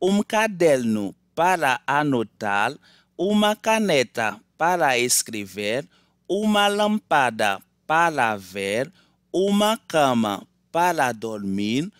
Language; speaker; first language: Portuguese; non-native, learner; Haitian Creole